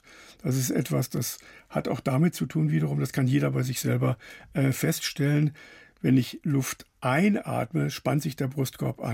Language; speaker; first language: German; native; German